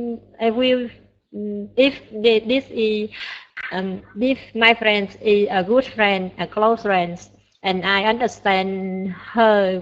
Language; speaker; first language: English; non-native, learner; Vietnamese